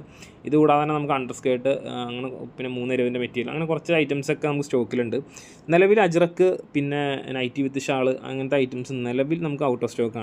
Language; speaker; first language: Malayalam; native; Malayalam